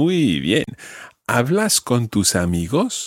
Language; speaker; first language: Spanish; non-native, fluent; English